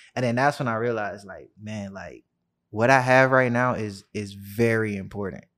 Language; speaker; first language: English; native; English